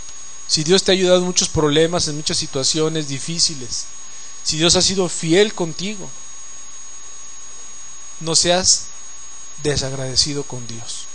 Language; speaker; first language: Spanish; native; Spanish